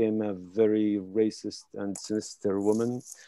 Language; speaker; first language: English; non-native, fluent; Hebrew